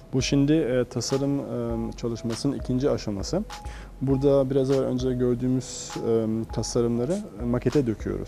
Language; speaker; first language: Turkish; native; Turkish